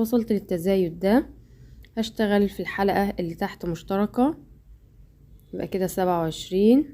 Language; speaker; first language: Arabic; native; Arabic